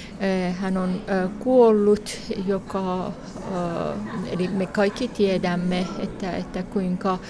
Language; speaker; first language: Finnish; non-native, fluent; Persian